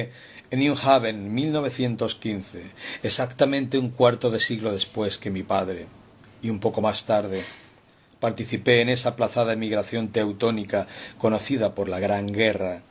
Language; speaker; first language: Spanish; native; Spanish